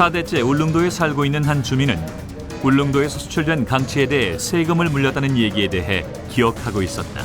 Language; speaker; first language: Korean; native; Korean